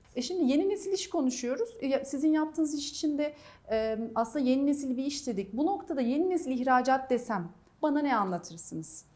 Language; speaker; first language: Turkish; native; Turkish